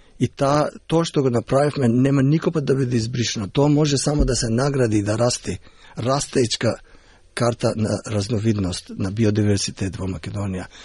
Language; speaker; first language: Macedonian; early bilingual, heritage; Macedonian